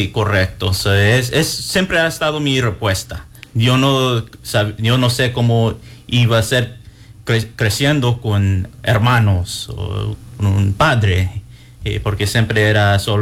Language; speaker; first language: Spanish; early bilingual, heritage; Spanish